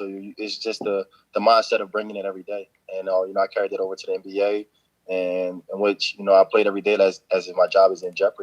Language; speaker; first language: English; native; English